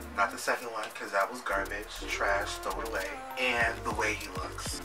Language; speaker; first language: English; native; English